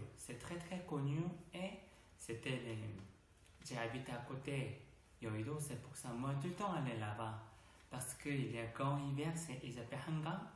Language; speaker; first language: French; non-native, learner; Korean